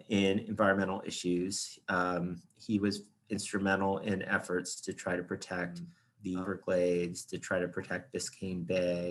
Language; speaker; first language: English; native; English